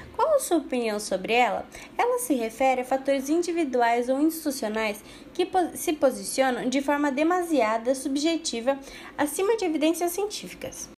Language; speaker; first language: Portuguese; native; Portuguese